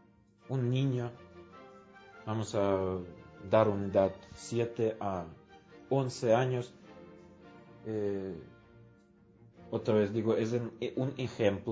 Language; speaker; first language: Spanish; non-native, fluent; Russian